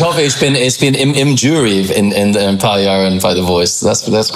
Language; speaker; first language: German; non-native, learner; English